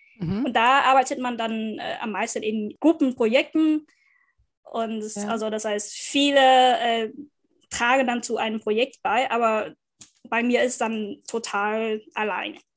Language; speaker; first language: German; non-native, fluent; Vietnamese